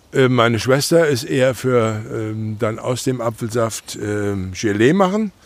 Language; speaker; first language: German; native; German